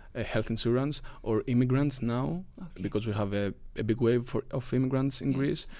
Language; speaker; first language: English; non-native, fluent; Greek